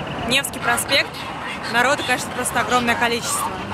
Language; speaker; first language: Russian; native; Russian